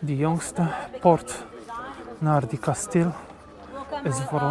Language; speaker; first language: Dutch; non-native, learner; Polish